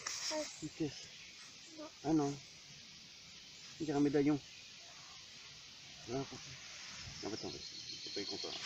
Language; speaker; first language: French; native; French